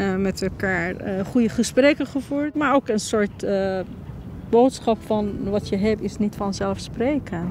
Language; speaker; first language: Dutch; non-native, fluent; Persian